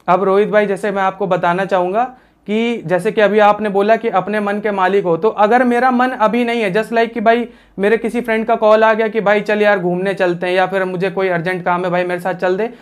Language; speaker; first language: Hindi; native; Hindi